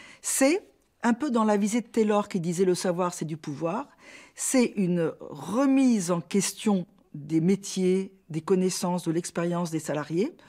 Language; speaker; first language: French; native; French